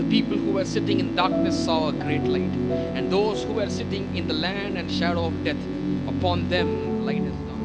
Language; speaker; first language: English; non-native, local second language; Tamil